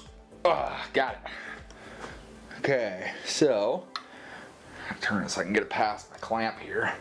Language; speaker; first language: English; native; English